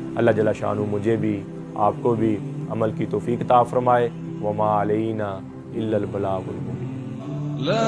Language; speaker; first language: Urdu; non-native, local second language; Punjabi